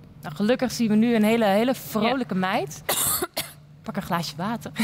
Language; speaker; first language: Dutch; native; Dutch